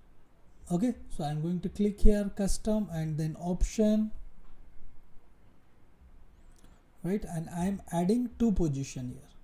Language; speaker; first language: English; non-native, local second language; Hindi